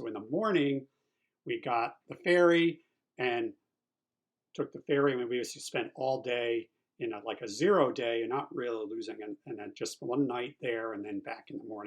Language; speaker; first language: English; native; English